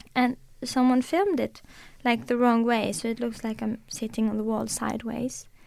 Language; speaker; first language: English; non-native, fluent; Norwegian